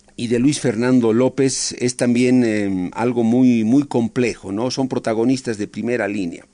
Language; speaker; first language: Spanish; native; Spanish